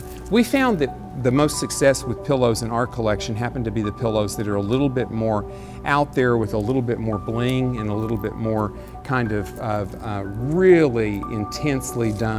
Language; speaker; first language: English; native; English